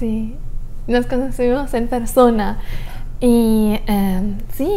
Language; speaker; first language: Spanish; non-native, fluent; German